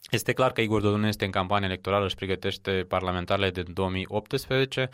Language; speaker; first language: Romanian; native; Romanian